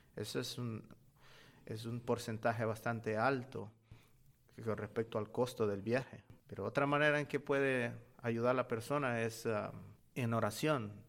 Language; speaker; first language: Spanish; native; Spanish